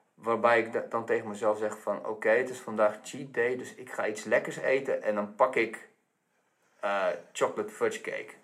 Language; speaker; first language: Dutch; native; Dutch